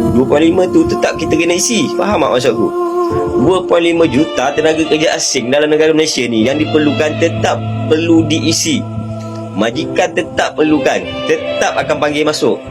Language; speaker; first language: Malay; native; Malay